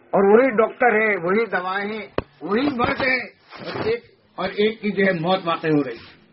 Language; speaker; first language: Urdu; native; Urdu